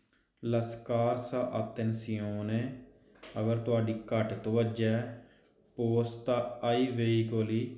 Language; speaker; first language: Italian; non-native, fluent; Punjabi